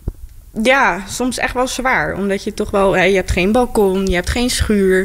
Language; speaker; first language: Dutch; native; Dutch